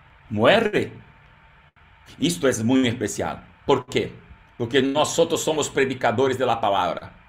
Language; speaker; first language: Spanish; non-native, learner; Portuguese